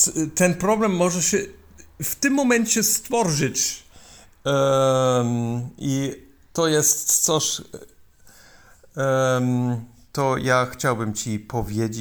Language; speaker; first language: Polish; non-native, learner; German